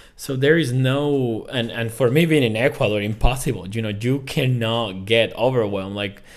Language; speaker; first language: English; non-native, fluent; Spanish